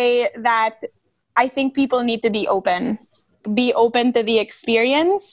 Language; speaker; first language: English; non-native, local second language; Filipino